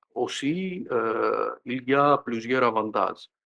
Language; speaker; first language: French; non-native, fluent; Greek